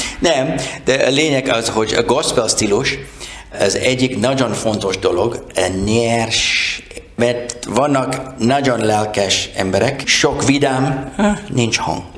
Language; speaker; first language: Hungarian; non-native, learner; English